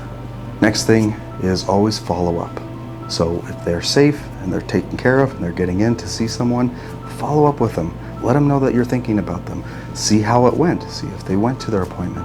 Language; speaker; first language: English; native; English